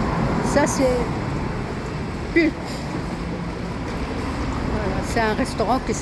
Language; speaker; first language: French; non-native, local second language; Arabic